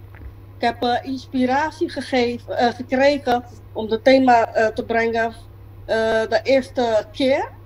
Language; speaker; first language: Dutch; non-native, local second language; Papiamento